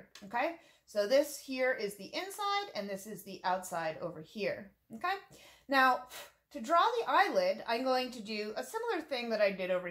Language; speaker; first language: English; native; English